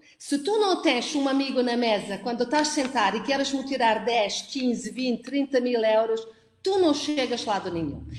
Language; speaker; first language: Portuguese; non-native, fluent; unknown